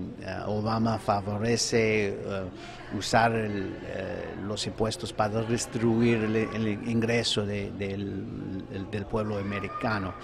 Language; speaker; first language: Spanish; non-native, fluent; English